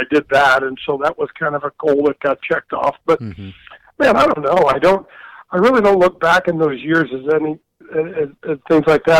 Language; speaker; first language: English; native; English